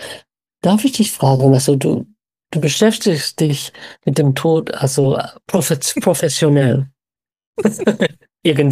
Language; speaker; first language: German; non-native, fluent; English